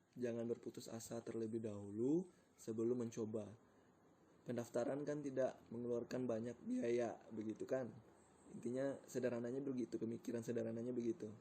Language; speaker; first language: Indonesian; non-native, local second language; Minangkabau